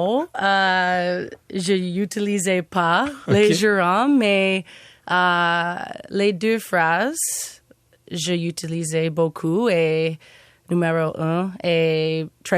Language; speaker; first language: French; non-native, learner; English